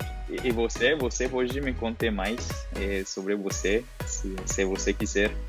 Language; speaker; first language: Portuguese; non-native, learner; Spanish